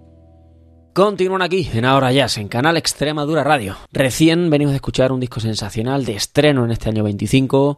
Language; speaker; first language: Spanish; native; Spanish